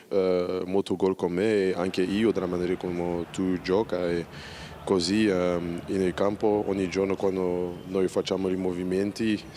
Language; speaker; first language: Italian; non-native, learner; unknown